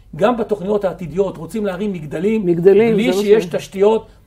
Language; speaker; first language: Hebrew; native; Hebrew